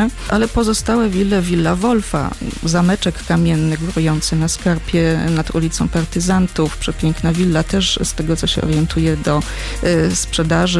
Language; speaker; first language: Polish; native; Polish